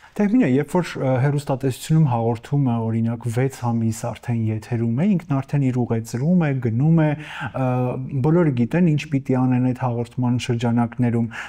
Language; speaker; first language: Armenian; native; Armenian